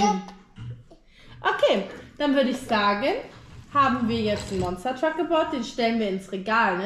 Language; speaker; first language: German; native; German